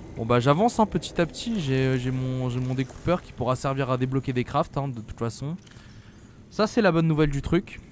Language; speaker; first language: French; native; French